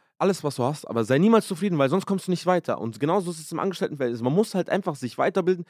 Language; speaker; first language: German; early bilingual, other home language; Arabic